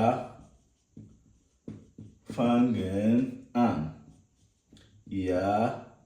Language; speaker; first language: German; non-native, learner; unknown